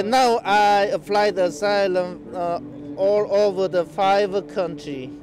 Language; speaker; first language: English; non-native, learner; Korean